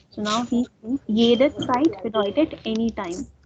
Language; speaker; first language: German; non-native, fluent; Hindi